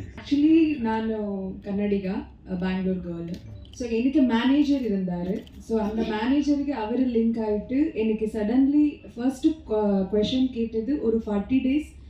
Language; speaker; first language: Tamil; non-native, local second language; Kannada